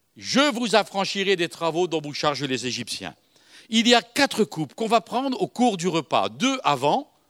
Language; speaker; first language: French; native; French